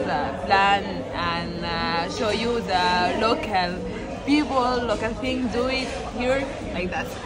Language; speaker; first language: English; non-native, learner; Arabic